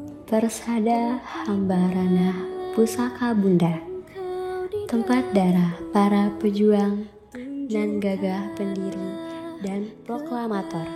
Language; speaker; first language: Indonesian; native; Indonesian